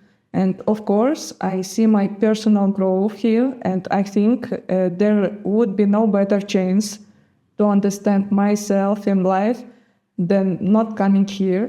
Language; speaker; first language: English; non-native, fluent; Gagauz